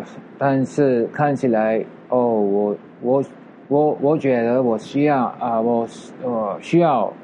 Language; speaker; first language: Chinese; non-native, learner; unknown